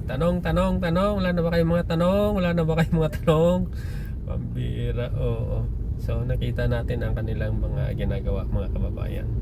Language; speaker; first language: Filipino; native; Filipino